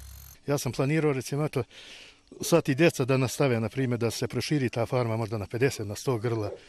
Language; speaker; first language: Bosnian; native; Bosnian